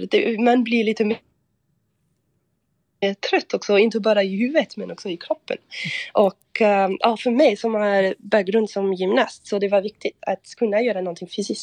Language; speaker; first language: Swedish; non-native, fluent; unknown